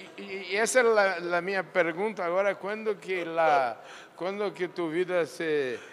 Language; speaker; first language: Spanish; non-native, learner; Portuguese